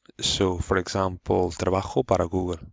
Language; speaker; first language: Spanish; non-native, fluent; English